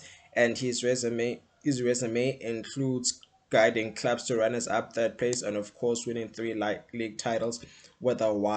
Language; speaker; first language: English; non-native, local second language; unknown